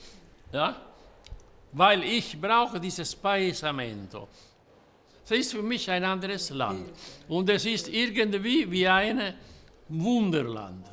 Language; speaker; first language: German; non-native, fluent; Italian